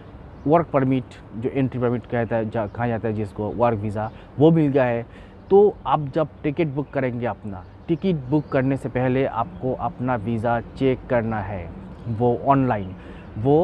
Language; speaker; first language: Hindi; non-native, local second language; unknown